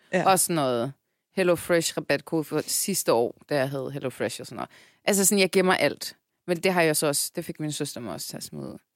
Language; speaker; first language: Danish; early bilingual, other home language; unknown